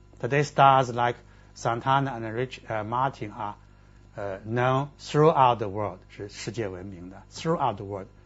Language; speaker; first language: English; non-native, fluent; Chinese